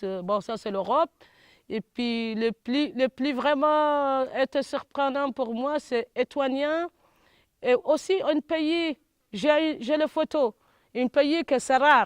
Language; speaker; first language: French; non-native, local second language; Arabic